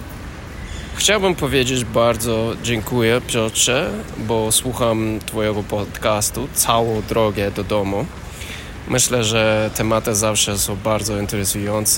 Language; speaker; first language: Polish; non-native, learner; English